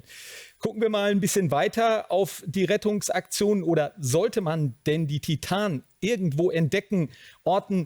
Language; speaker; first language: German; native; German